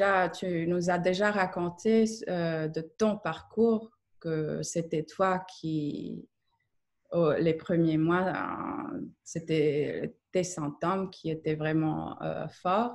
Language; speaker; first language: French; non-native, fluent; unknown